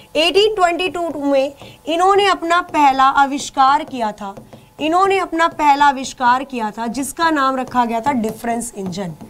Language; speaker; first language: Hindi; native; Hindi